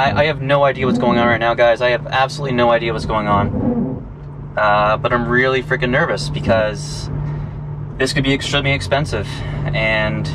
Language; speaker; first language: English; native; English